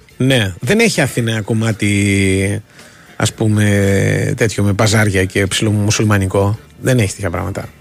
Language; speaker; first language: Greek; native; Greek